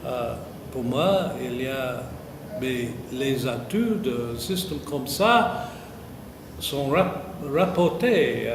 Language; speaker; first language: French; non-native, fluent; English